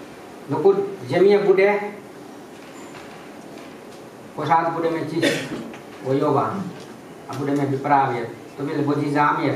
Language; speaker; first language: Czech; non-native, fluent; Ukrainian